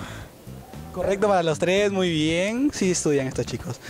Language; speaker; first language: Spanish; native; Spanish